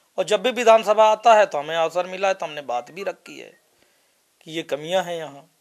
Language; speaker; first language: Hindi; native; Hindi